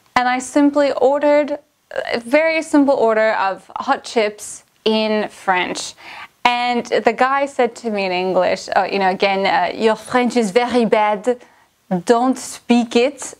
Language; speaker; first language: English; native; English